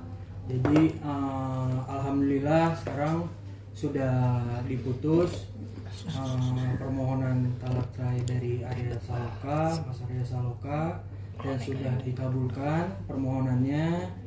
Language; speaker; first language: Indonesian; native; Indonesian